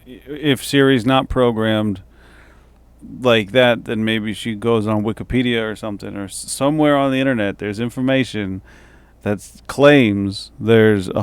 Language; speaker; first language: English; native; English